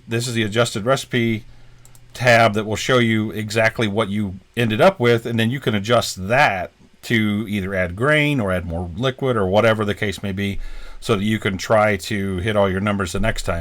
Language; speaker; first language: English; native; English